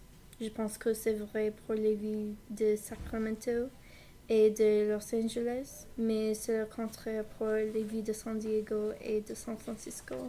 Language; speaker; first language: French; non-native, learner; English